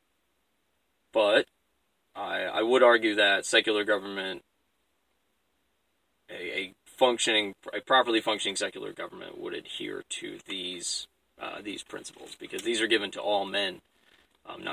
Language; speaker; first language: English; native; English